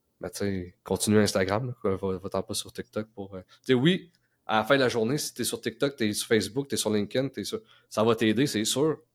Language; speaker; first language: French; native; French